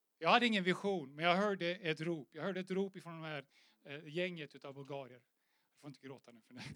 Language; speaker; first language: Swedish; native; Swedish